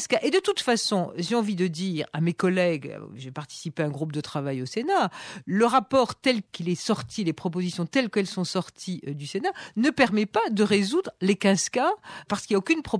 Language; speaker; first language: French; native; French